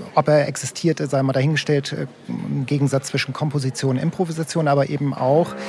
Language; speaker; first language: German; native; German